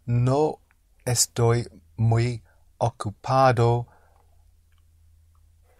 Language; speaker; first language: Spanish; non-native, learner; English